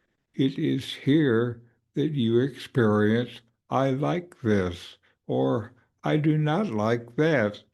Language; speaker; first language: English; native; English